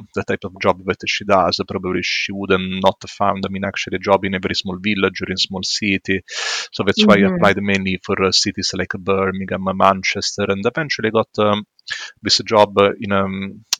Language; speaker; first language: English; non-native, fluent; Italian